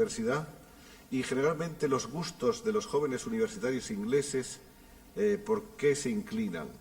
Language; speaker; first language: Spanish; native; Spanish